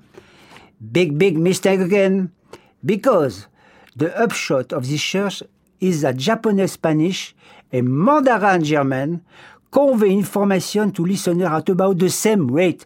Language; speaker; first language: English; non-native, fluent; French